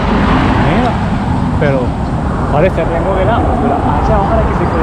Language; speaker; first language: Spanish; non-native, learner; Japanese